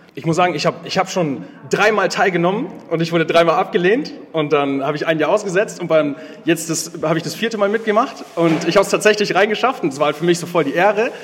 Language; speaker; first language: German; native; German